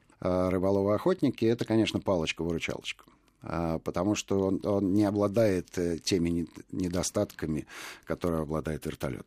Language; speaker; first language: Russian; native; Russian